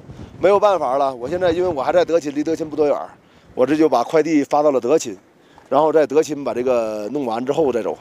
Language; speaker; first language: Chinese; native; Chinese